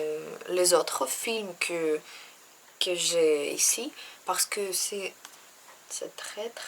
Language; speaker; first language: French; non-native, learner; Russian